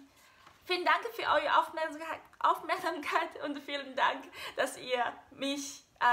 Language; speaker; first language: German; non-native, fluent; Chinese